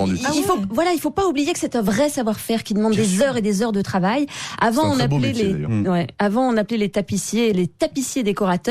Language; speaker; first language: French; native; French